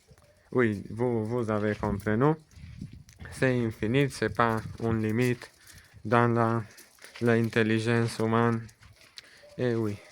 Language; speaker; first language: French; non-native, learner; Romanian